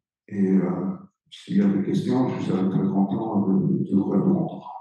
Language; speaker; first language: French; non-native, fluent; English